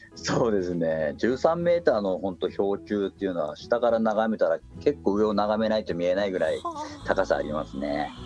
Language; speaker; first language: Japanese; native; Japanese